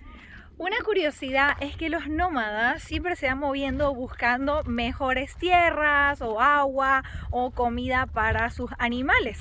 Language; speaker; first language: Spanish; native; Spanish